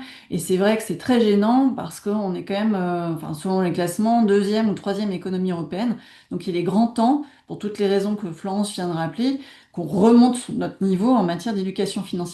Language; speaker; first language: French; native; French